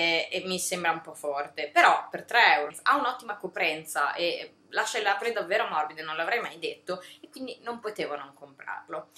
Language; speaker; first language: Italian; native; Italian